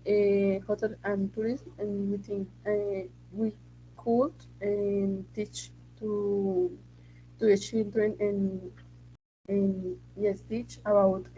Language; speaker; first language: English; non-native, learner; Spanish